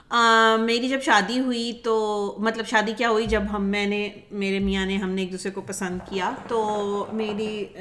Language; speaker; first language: Urdu; native; Urdu